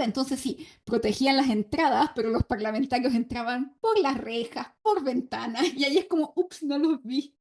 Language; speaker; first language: Spanish; native; Spanish